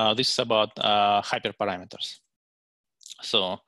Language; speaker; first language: English; non-native, fluent; Russian